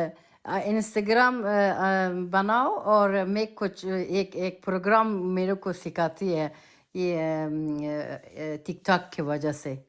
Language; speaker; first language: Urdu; non-native, learner; Persian